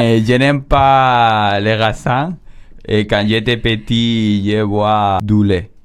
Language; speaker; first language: French; non-native, learner; Spanish